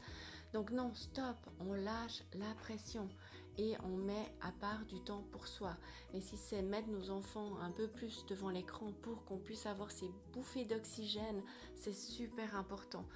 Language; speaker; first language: French; native; French